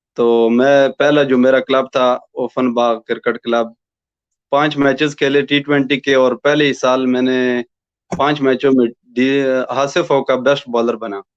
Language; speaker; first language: Urdu; non-native, local second language; Pashto